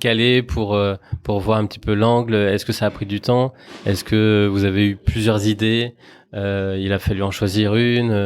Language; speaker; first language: French; native; French